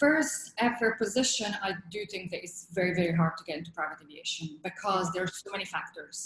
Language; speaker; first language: English; non-native, fluent; Italian